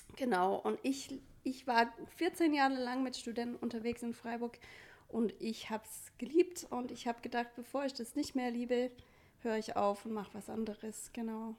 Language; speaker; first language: German; non-native, fluent; English